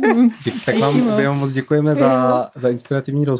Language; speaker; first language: Czech; native; Czech